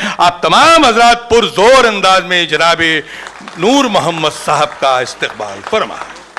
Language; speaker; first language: Urdu; native; Urdu